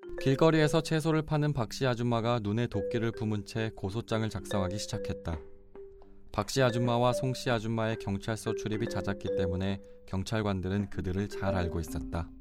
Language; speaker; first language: Korean; native; Korean